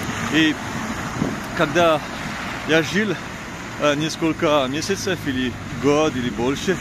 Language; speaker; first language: Russian; non-native, learner; French